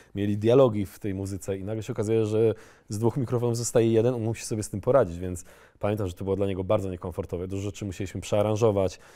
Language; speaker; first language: Polish; native; Polish